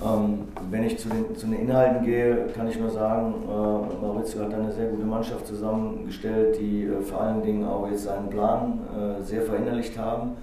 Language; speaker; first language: German; native; German